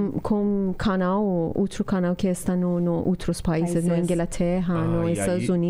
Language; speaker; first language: Portuguese; non-native, learner; Persian